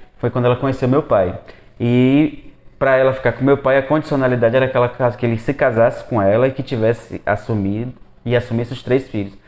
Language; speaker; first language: Portuguese; early bilingual, other home language; Spanish